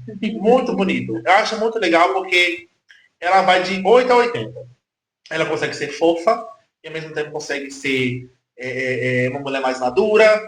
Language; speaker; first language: Portuguese; native; Portuguese